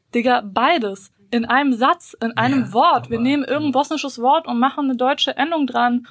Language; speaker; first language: German; early bilingual, other home language; Bosnian